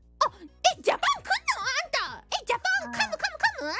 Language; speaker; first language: Japanese; native; Japanese